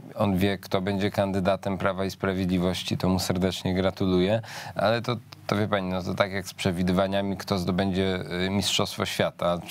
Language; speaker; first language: Polish; native; Polish